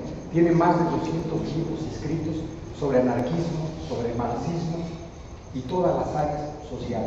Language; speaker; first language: Spanish; native; Spanish